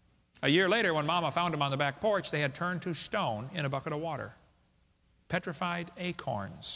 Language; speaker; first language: English; native; English